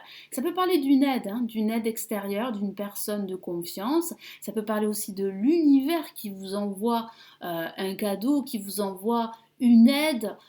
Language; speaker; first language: French; native; French